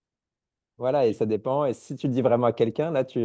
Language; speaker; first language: French; native; French